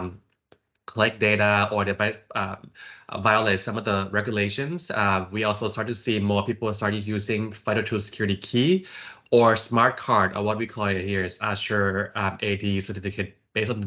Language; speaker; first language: English; non-native, fluent; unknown